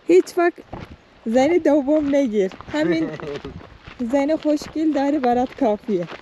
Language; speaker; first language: Persian; non-native, fluent; Turkish